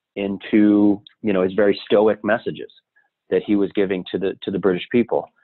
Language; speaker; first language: English; native; English